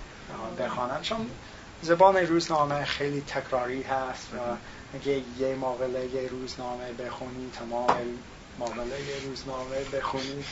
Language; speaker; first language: Tajik; non-native, learner; English